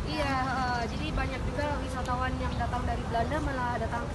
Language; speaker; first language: Indonesian; native; Indonesian